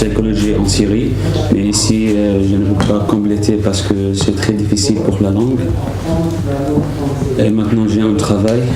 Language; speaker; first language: French; non-native, learner; Arabic